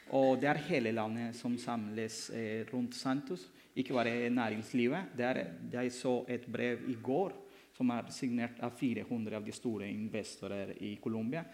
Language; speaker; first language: Norwegian; non-native, fluent; Spanish